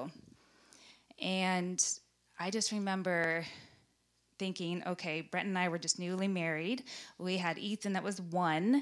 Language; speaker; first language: English; native; English